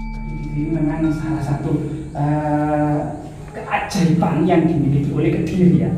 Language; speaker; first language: Indonesian; native; Indonesian